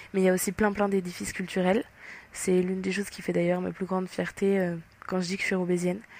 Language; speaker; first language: French; native; French